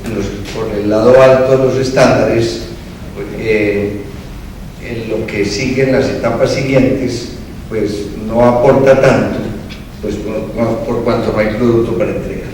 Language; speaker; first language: Spanish; native; Spanish